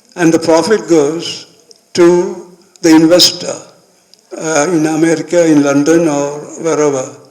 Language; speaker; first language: English; non-native, local second language; Malayalam